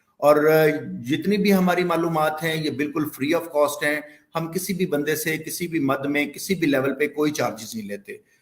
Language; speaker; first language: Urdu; non-native, local second language; Punjabi